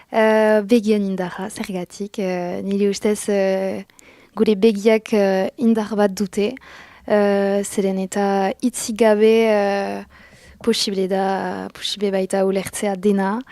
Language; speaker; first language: Basque; non-native, local second language; French